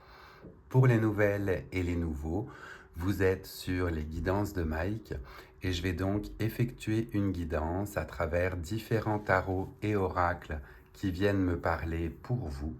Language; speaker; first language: French; native; French